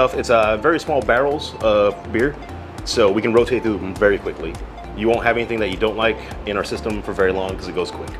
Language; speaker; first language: English; native; English